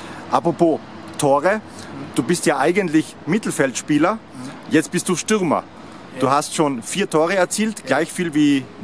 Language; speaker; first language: German; native; German